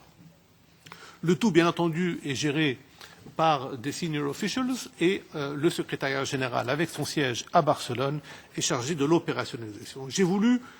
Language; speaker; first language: French; non-native, local second language; Arabic